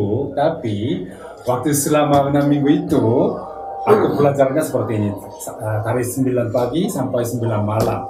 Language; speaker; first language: Indonesian; non-native, learner; Korean